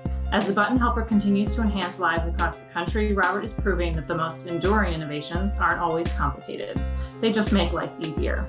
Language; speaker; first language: English; native; English